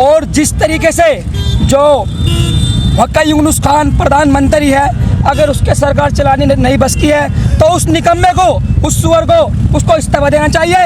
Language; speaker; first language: Hindi; native; Hindi